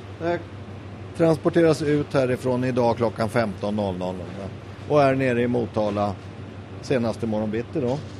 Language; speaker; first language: Swedish; native; Swedish